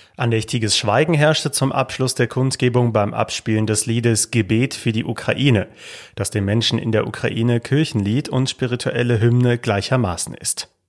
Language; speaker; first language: German; native; German